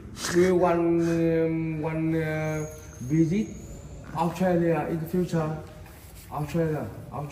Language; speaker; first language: English; non-native, learner; Vietnamese